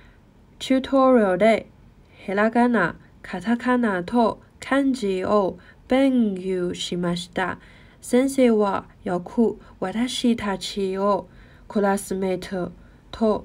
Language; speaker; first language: Japanese; non-native, learner; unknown